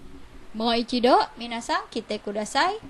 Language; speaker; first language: Japanese; non-native, fluent; Indonesian